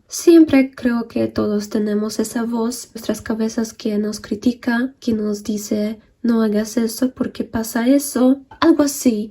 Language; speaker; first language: Spanish; non-native, fluent; Polish